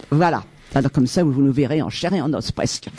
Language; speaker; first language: French; native; French